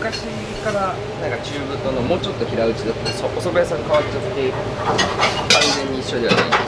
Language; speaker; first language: Japanese; native; Japanese